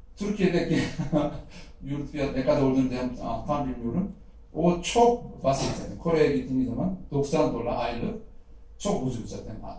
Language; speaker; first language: Turkish; non-native, fluent; Korean